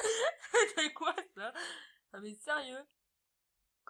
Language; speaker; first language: French; native; French